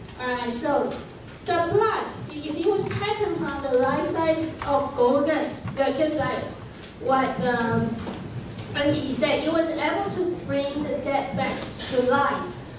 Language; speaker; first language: English; non-native, fluent; Chinese